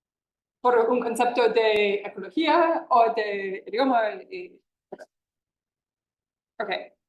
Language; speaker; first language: Spanish; non-native, fluent; English